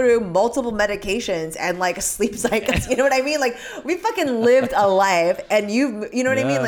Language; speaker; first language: English; early bilingual, other home language; Korean